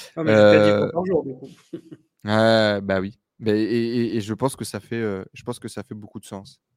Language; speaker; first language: French; native; French